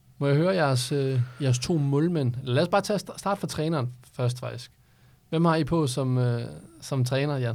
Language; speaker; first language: Danish; native; Danish